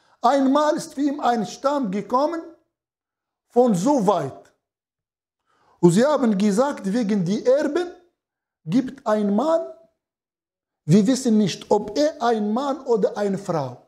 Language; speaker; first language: German; non-native, learner; Arabic